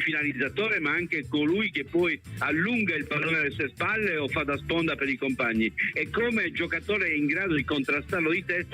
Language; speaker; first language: Italian; native; Italian